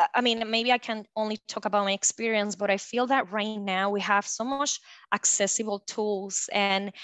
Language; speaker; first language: English; non-native, fluent; Spanish